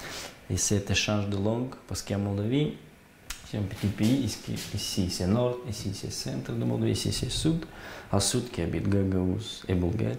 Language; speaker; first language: French; non-native, learner; Gagauz